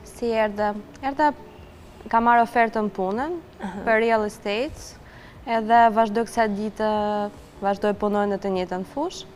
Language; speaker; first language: Albanian; non-native, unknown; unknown